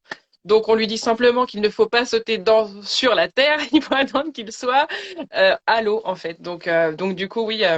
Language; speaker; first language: French; native; French